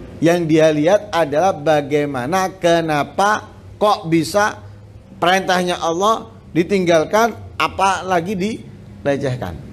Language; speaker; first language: Indonesian; native; Indonesian